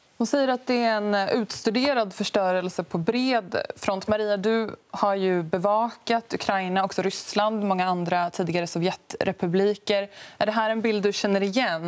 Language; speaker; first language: Swedish; native; Swedish